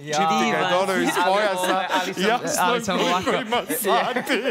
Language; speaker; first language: Serbian; native; Serbian